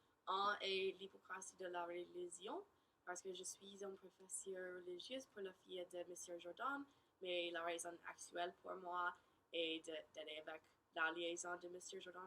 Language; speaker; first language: French; non-native, learner; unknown